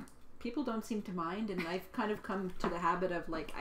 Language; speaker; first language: English; native; English